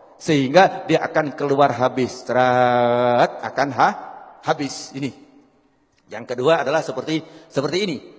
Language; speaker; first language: Indonesian; non-native, local second language; Javanese